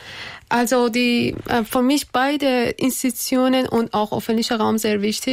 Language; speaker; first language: German; non-native, learner; Persian